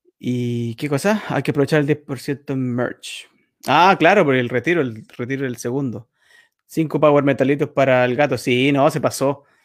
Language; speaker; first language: Spanish; native; Spanish